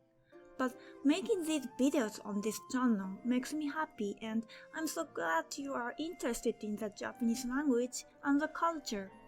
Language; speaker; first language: English; non-native, fluent; Japanese